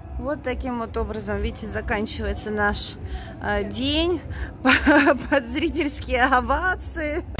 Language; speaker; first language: Russian; native; Russian